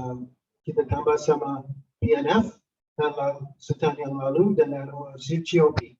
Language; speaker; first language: Indonesian; non-native, fluent; English